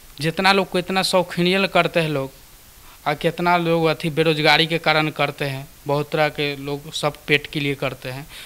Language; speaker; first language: Hindi; native; Hindi